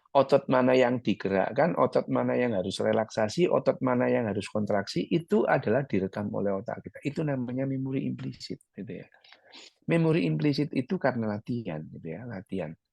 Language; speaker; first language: Indonesian; early bilingual, other home language; Arabic